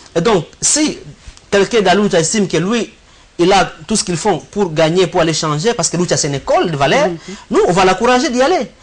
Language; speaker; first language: French; non-native, local second language; Swahili